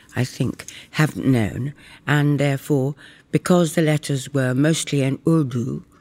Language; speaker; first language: English; native; English